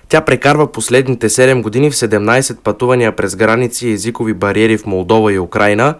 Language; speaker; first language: Bulgarian; native; Bulgarian